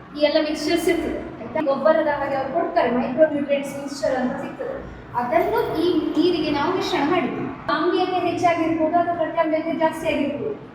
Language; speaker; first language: Kannada; native; Kannada